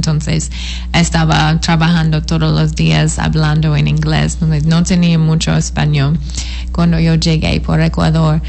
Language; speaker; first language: Spanish; non-native, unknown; English